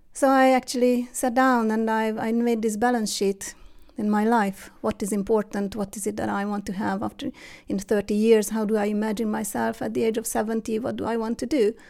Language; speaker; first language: English; non-native, fluent; Hungarian